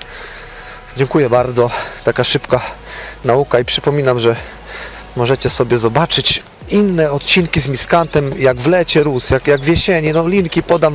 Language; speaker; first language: Polish; native; Polish